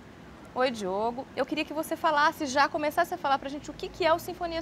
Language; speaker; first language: Portuguese; native; Portuguese